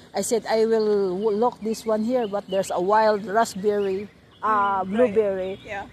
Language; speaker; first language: English; non-native, local second language; Cebuano